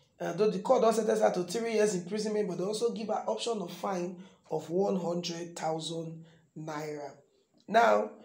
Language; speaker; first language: Nigerian Pidgin; native; Nigerian Pidgin